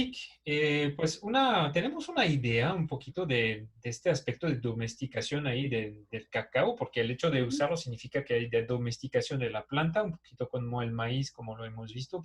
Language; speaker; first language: Spanish; native; Spanish